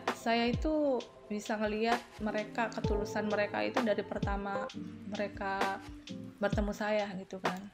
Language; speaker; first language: Indonesian; native; Indonesian